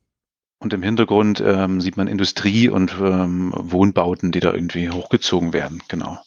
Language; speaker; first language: German; native; German